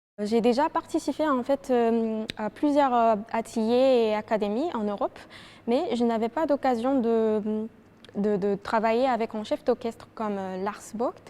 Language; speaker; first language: French; non-native, fluent; Korean